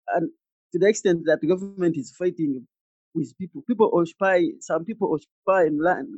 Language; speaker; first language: English; non-native, local second language; Ganda